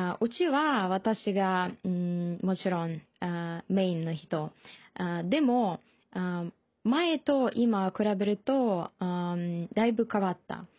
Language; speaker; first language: Japanese; non-native, learner; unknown